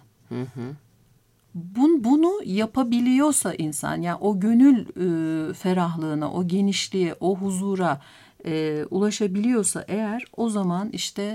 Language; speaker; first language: Turkish; native; Turkish